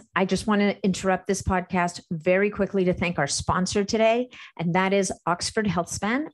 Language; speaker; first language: English; native; English